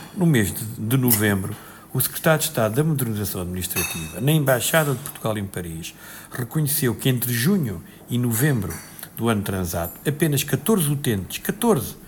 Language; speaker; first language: Portuguese; native; Portuguese